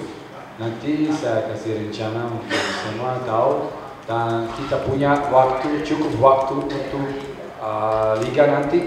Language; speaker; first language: Indonesian; non-native, learner; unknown